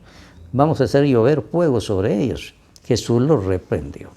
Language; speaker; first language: Spanish; native; Spanish